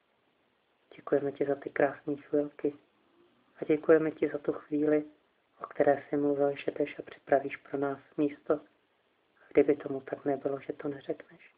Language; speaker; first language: Czech; native; Czech